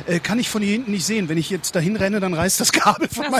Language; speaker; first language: German; native; German